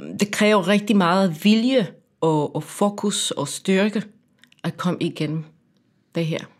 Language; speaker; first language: Danish; non-native, fluent; Spanish